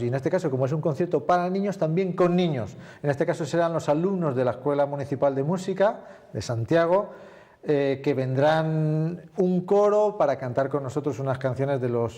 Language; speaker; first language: Spanish; native; Spanish